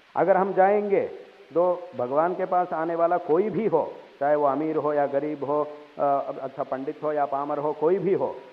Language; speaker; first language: Hindi; non-native, local second language; Telugu